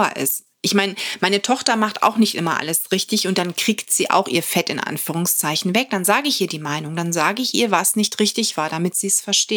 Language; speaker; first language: German; native; German